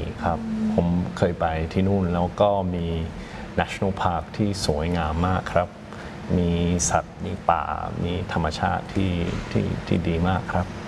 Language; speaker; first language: Thai; non-native, fluent; English